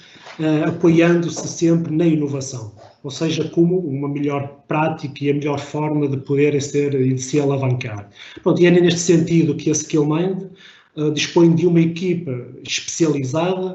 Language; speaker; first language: Portuguese; native; Portuguese